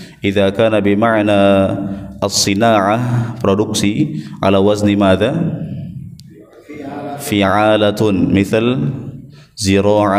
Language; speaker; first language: Arabic; non-native, fluent; Indonesian